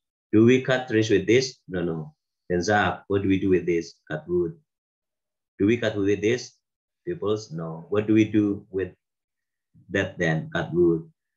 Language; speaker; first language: English; non-native, fluent; Indonesian